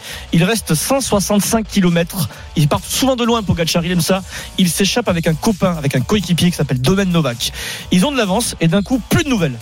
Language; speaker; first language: French; native; French